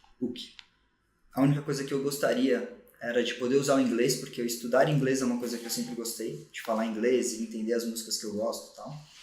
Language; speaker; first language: Portuguese; native; Portuguese